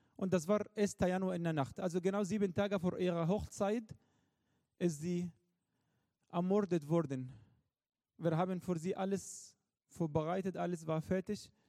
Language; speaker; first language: German; non-native, fluent; Arabic